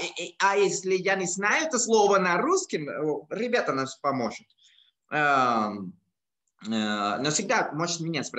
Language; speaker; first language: Russian; non-native, learner; Spanish